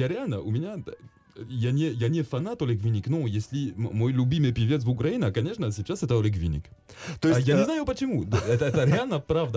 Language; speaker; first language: Russian; non-native, learner; French